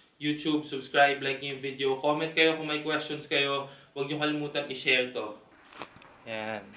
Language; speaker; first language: Filipino; native; Filipino